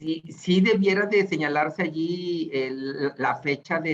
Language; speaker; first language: Spanish; native; Spanish